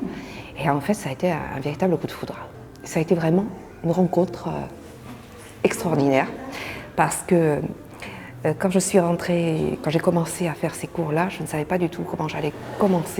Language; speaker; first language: French; native; French